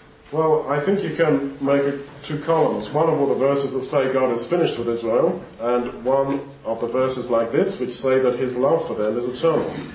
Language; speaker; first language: English; native; English